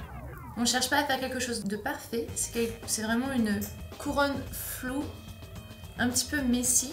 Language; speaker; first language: French; native; French